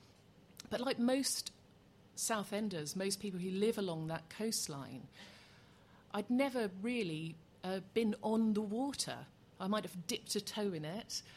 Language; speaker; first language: English; native; English